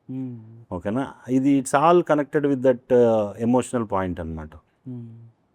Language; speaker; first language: Telugu; native; Telugu